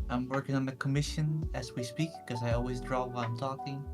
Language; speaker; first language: English; native; English